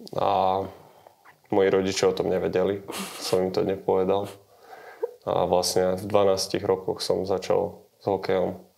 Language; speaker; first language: Slovak; native; Slovak